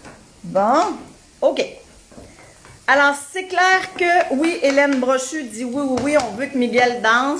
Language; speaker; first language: French; native; French